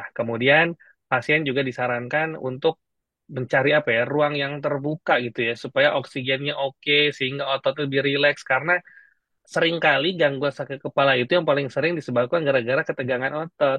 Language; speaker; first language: Indonesian; native; Indonesian